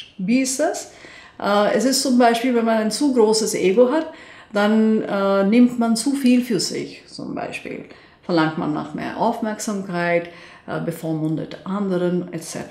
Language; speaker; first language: German; non-native, fluent; Hindi